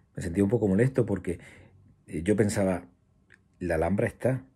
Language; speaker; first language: Spanish; native; Spanish